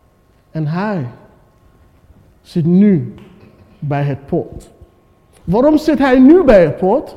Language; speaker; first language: Dutch; non-native, fluent; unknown